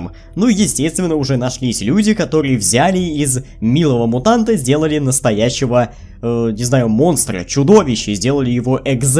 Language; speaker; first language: Russian; native; Russian